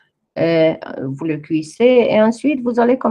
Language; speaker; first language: French; non-native, fluent; English